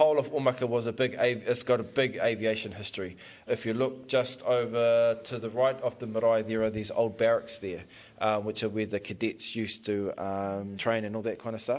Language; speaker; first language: English; native; English